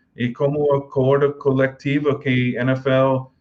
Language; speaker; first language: Portuguese; non-native, learner; English